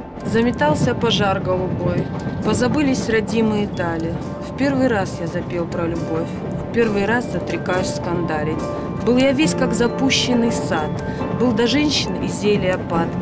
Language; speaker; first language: Russian; native; Russian